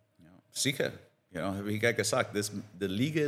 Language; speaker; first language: German; non-native, learner; English